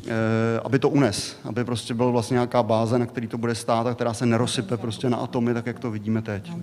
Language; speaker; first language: Czech; native; Czech